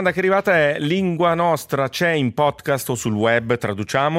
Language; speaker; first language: Italian; native; Italian